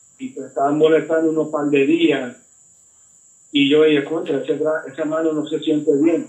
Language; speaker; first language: Spanish; early bilingual, heritage; Spanish